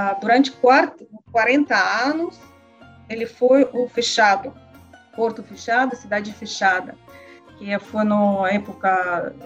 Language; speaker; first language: Portuguese; non-native, learner; Russian